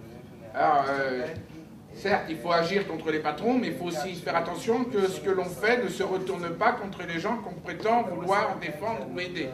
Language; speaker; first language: French; native; French